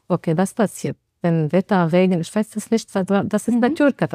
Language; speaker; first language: German; non-native, learner; Arabic